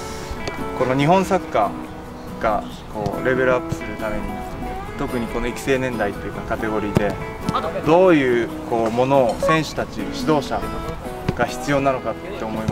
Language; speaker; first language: Japanese; native; Japanese